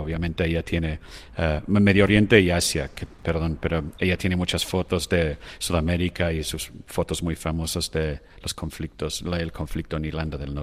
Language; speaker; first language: Spanish; non-native, fluent; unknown